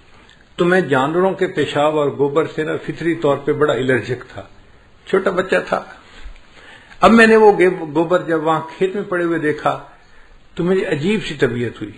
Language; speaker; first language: Urdu; native; Urdu